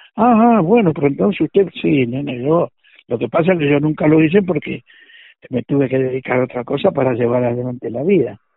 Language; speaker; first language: Spanish; native; Spanish